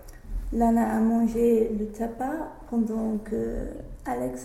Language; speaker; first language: French; non-native, learner; English